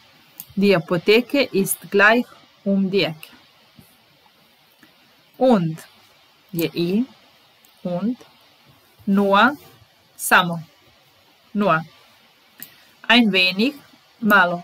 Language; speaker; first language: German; non-native, fluent; Serbian